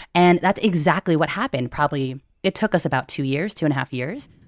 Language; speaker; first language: English; early bilingual, other home language; Filipino